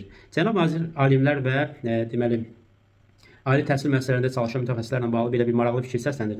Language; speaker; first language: Azerbaijani; native; Azerbaijani